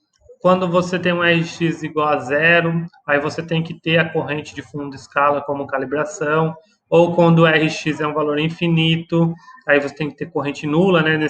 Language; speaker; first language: Portuguese; native; Portuguese